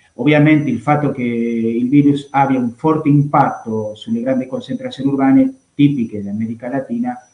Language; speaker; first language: Italian; non-native, fluent; Spanish